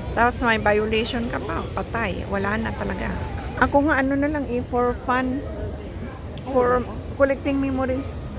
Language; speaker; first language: Filipino; native; Filipino